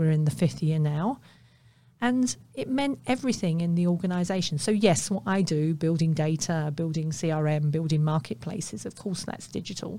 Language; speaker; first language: English; native; English